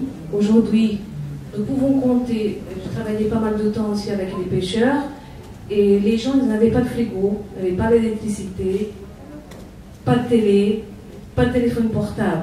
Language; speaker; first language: French; non-native, fluent; Portuguese